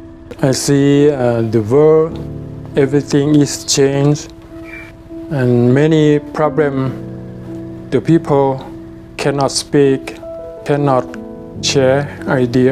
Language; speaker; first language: English; non-native, learner; Thai